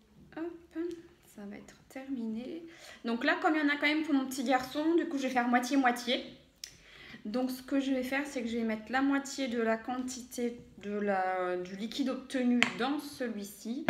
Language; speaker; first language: French; native; French